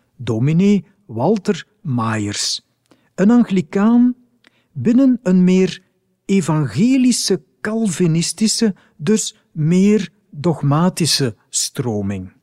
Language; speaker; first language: Dutch; native; Dutch